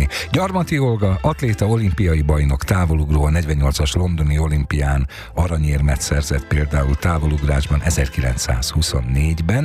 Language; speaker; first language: Hungarian; native; Hungarian